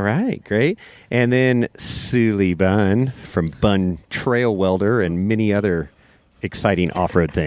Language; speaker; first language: English; native; English